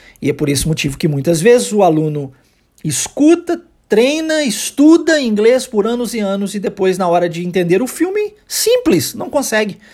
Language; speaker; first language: Portuguese; early bilingual, heritage; English